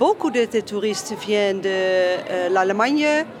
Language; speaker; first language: French; non-native, learner; Dutch